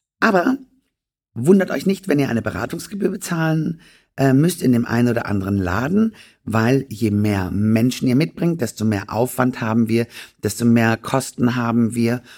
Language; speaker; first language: German; native; German